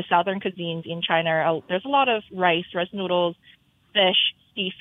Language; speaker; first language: English; non-native, fluent; Chinese